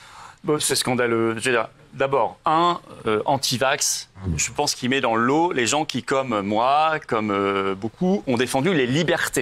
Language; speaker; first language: French; native; French